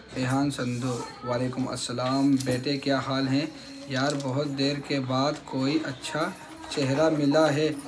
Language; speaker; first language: Hindi; native; Hindi